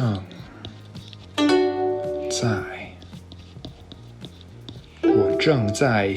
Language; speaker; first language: Chinese; non-native, learner; English